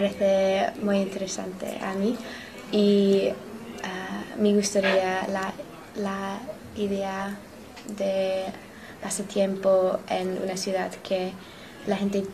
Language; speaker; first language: Spanish; non-native, learner; English